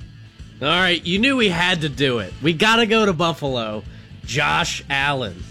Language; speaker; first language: English; native; English